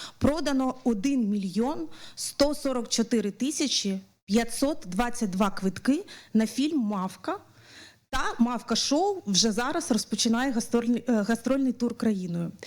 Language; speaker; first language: Ukrainian; native; Ukrainian